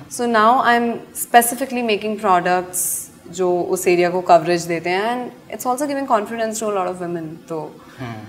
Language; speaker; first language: English; non-native, local second language; Hindi